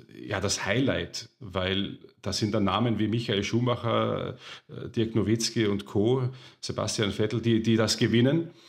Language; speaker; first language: German; native; German